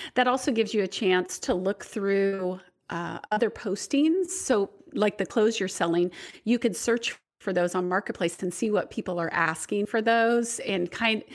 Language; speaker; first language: English; native; English